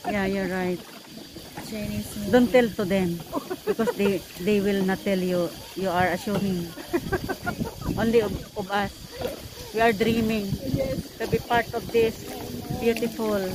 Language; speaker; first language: English; non-native, local second language; Filipino